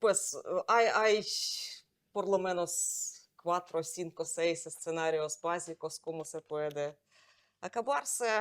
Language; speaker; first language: Spanish; non-native, fluent; Ukrainian